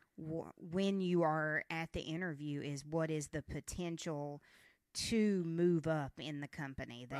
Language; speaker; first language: English; native; English